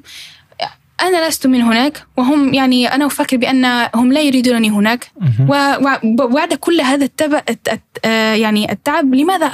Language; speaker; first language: Arabic; early bilingual, heritage; Arabic